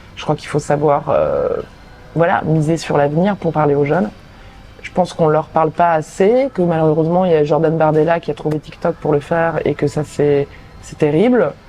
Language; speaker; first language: French; native; French